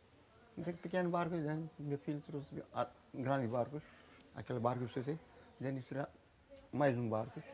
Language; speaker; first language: Portuguese; non-native, local second language; Konkani